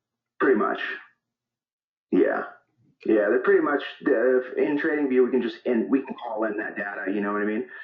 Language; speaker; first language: English; native; English